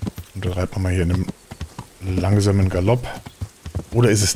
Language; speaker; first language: German; native; German